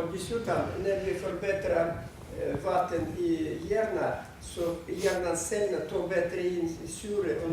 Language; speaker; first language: Swedish; non-native, fluent; Russian